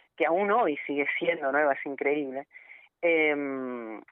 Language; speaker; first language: Spanish; native; Spanish